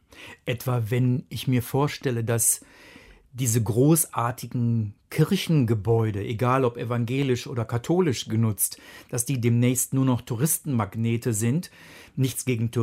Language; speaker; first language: German; native; German